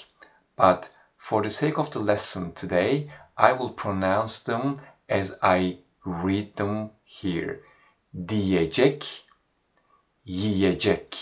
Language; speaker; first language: English; non-native, fluent; Turkish